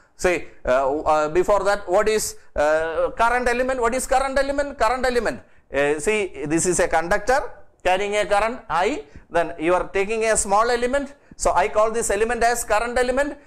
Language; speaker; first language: English; non-native, local second language; Malayalam